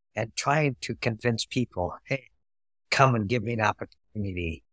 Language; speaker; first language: English; non-native, fluent; Vietnamese